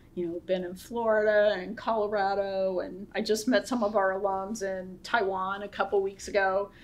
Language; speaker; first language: English; native; English